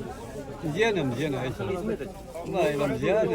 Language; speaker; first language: Arabic; native; Arabic